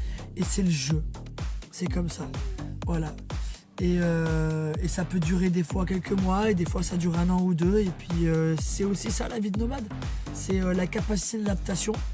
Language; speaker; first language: French; native; French